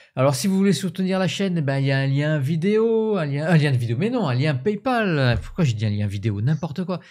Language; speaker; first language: French; native; French